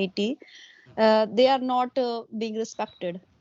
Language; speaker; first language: English; non-native, local second language; Hindi